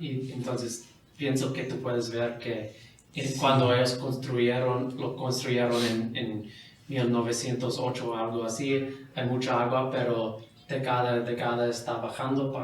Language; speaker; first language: Spanish; non-native, fluent; English